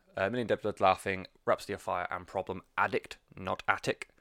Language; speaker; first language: English; native; English